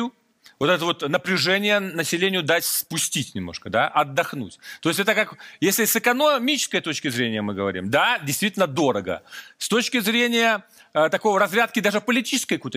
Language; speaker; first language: Russian; native; Russian